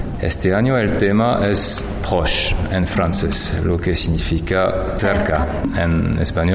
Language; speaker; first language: Spanish; non-native, fluent; French